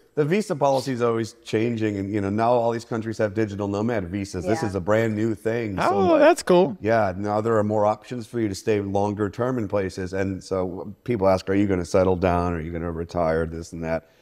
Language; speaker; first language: English; native; English